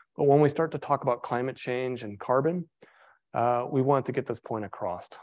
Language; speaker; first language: English; native; English